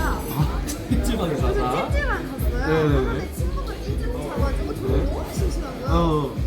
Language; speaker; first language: Korean; non-native, learner; Turkish